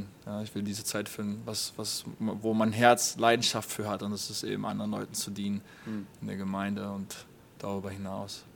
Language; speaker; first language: German; native; German